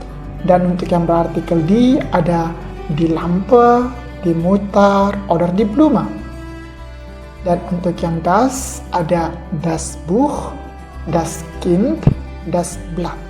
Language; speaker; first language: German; non-native, fluent; Indonesian